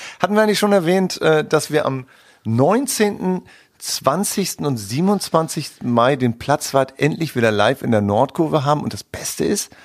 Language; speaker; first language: German; native; German